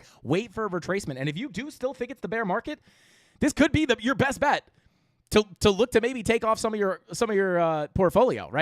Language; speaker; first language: English; native; English